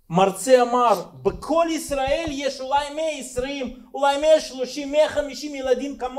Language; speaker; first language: Hebrew; non-native, fluent; Russian